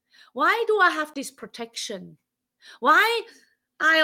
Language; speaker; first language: English; non-native, fluent; Swiss German